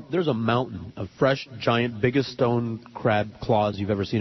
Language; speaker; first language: English; native; English